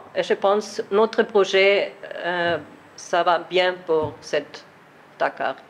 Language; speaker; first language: French; non-native, learner; German